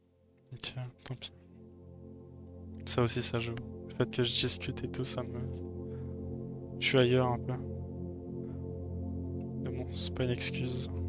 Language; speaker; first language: French; native; French